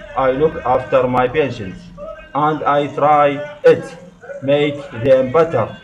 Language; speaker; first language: English; non-native, learner; Arabic